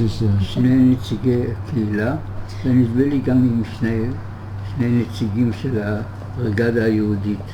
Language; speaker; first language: Hebrew; early bilingual, other home language; German